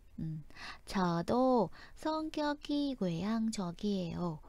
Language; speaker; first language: Korean; non-native, fluent; Vietnamese